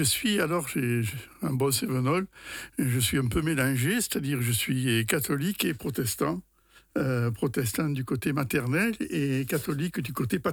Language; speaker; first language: French; native; French